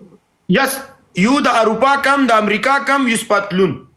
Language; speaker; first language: English; non-native, learner; Pashto